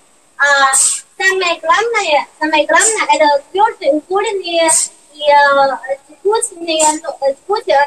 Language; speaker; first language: Russian; non-native, learner; Chinese